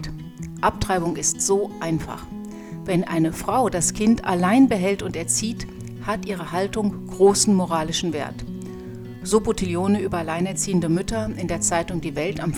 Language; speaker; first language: German; native; German